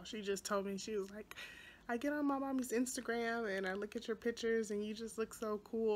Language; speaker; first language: English; native; English